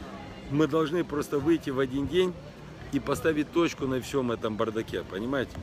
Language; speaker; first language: Russian; native; Russian